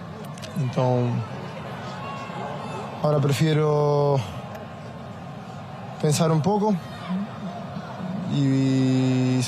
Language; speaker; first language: Portuguese; non-native, fluent; Spanish